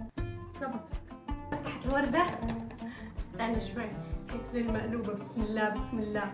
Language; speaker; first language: Arabic; native; Arabic